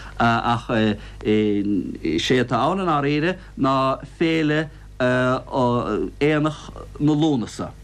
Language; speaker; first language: Irish; native; Irish